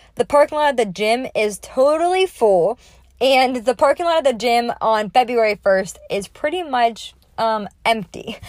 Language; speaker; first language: English; native; English